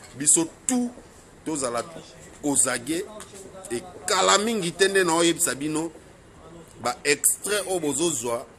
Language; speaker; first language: French; non-native, local second language; Lingala